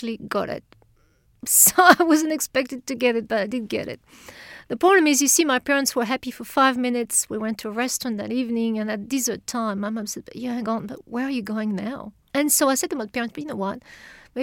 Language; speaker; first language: English; non-native, fluent; French